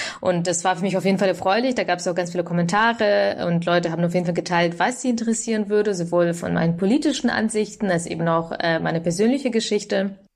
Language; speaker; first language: German; early bilingual, other home language; Russian